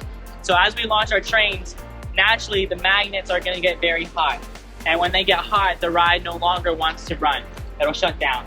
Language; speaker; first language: English; native; English